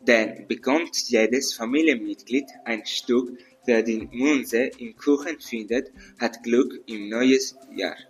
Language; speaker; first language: German; non-native, learner; Greek